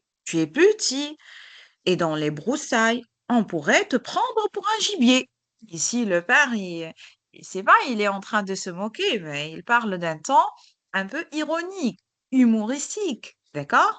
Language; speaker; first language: French; non-native, local second language; Arabic